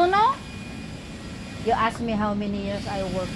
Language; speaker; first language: English; non-native, local second language; Filipino